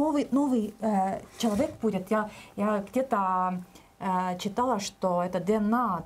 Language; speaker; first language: Russian; non-native, local second language; Estonian